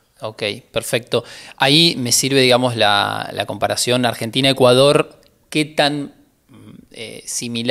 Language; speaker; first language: Spanish; native; Spanish